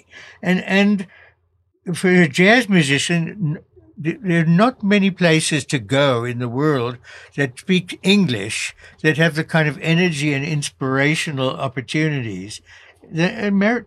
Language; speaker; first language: English; native; English